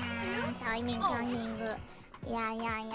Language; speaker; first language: Japanese; non-native, learner; Indonesian